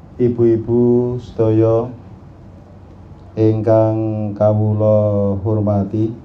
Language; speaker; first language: Javanese; native; Javanese